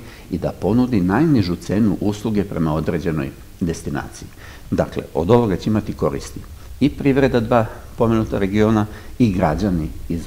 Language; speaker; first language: Serbian; native; Serbian